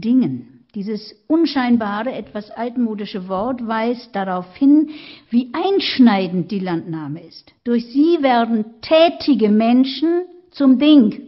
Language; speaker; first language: German; native; German